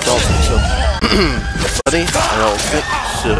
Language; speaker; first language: English; native; English